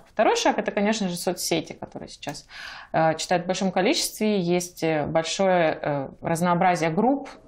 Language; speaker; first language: Russian; native; Russian